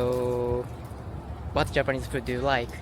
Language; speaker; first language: English; non-native, learner; Japanese